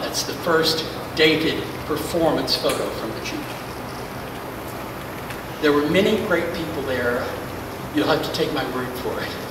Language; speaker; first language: English; native; English